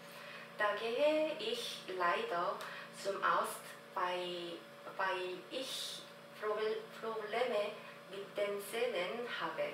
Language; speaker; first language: German; non-native, learner; Korean